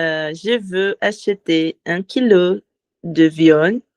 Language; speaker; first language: French; non-native, learner; Portuguese